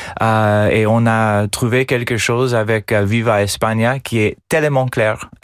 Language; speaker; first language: French; non-native, fluent; English